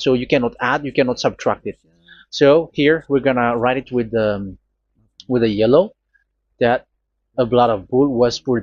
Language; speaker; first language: English; non-native, fluent; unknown